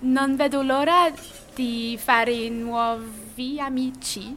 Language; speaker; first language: Italian; non-native, learner; English